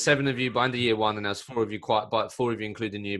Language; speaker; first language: English; native; English